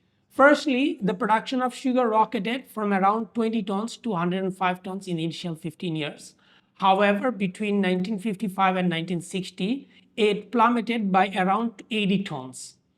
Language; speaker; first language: English; non-native, local second language; Bangla